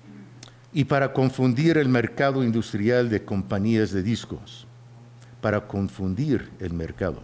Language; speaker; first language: Spanish; early bilingual, heritage; Spanish